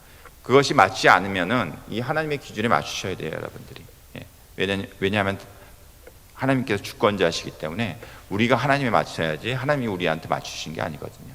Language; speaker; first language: Korean; native; Korean